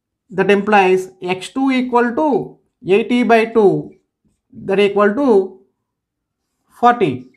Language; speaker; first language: English; non-native, local second language; Telugu